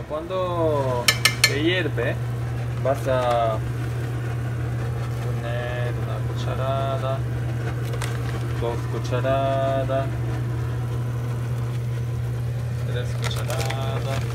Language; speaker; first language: Spanish; non-native, learner; Korean